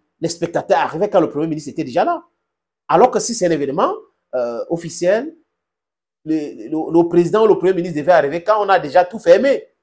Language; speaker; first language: French; non-native, local second language; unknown